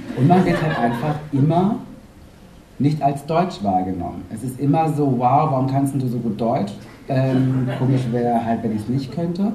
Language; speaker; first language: German; early bilingual, other home language; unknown